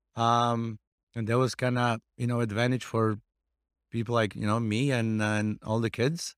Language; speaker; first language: English; non-native, fluent; Slovak